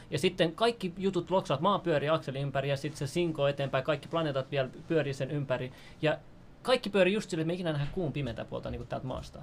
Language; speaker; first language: Finnish; native; Finnish